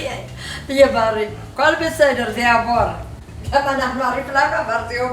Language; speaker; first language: Hebrew; non-native, fluent; Amharic